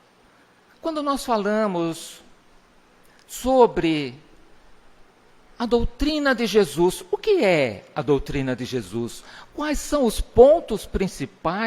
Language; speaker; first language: Portuguese; native; Portuguese